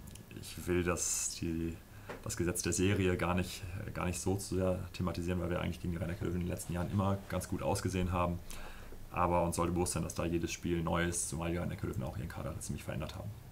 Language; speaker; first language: German; native; German